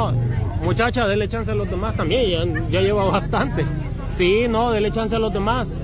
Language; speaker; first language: Spanish; native; Spanish